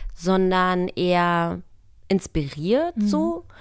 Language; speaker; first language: German; native; German